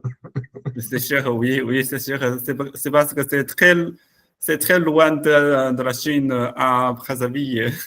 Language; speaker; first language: French; non-native, learner; Chinese